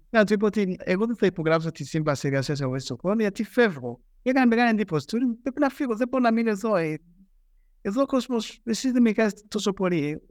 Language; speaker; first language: Greek; non-native, fluent; Rundi